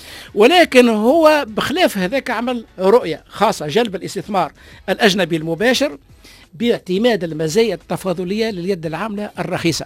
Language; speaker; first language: Arabic; native; Arabic